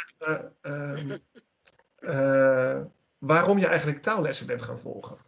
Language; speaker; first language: Dutch; native; Dutch